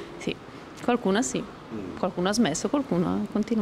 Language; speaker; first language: Italian; native; Italian